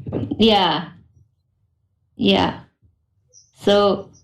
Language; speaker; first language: English; non-native, fluent; Indonesian